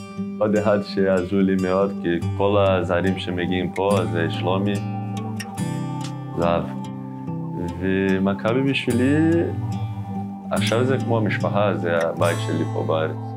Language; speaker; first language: Hebrew; non-native, learner; Portuguese